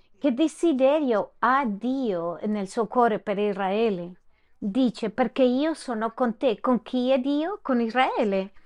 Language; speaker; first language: Italian; non-native, fluent; Spanish